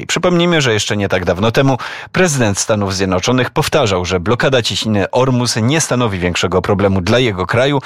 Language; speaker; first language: Polish; native; Polish